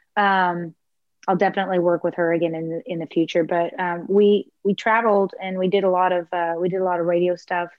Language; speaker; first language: English; native; English